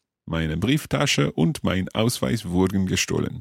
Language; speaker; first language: German; non-native, fluent; English